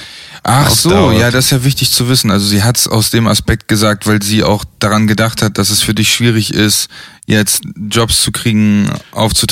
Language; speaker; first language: German; native; German